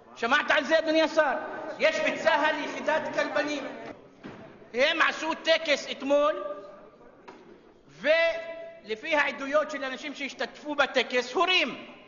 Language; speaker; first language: Hebrew; non-native, local second language; Arabic